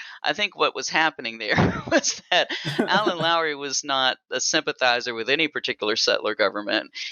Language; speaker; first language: English; native; English